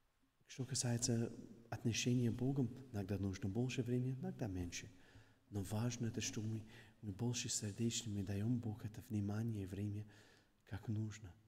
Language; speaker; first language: Russian; non-native, fluent; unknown